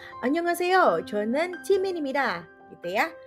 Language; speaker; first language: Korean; non-native, fluent; Indonesian